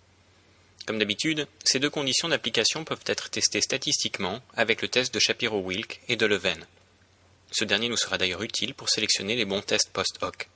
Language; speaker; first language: French; native; French